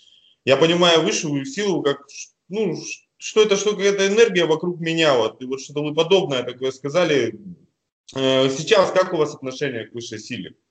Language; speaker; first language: Russian; native; Russian